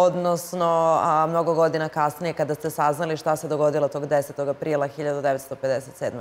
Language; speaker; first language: Serbian; native; Serbian